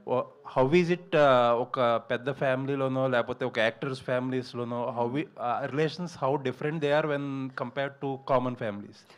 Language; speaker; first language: Telugu; native; Telugu